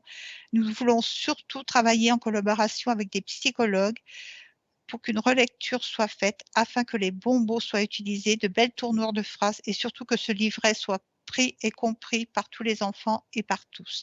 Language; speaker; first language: French; native; French